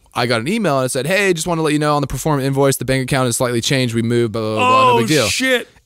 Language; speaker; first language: English; native; English